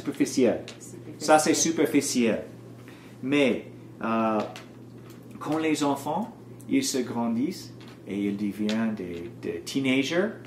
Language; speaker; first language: French; non-native, learner; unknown